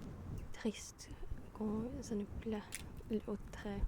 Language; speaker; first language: French; non-native, learner; German